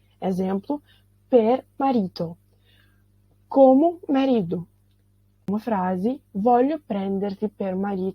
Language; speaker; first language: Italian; non-native, fluent; Portuguese